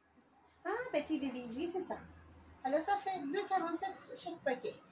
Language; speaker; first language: French; non-native, fluent; Spanish